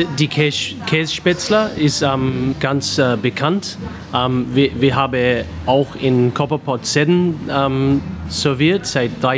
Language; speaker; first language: German; non-native, learner; English